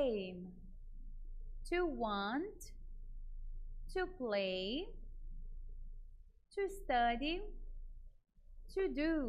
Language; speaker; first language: English; non-native, fluent; Portuguese